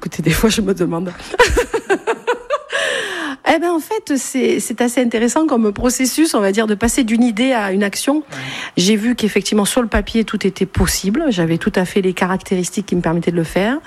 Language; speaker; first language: French; native; French